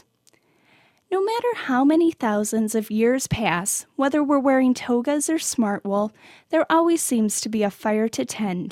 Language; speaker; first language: English; native; English